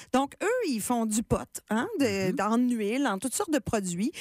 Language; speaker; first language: French; native; French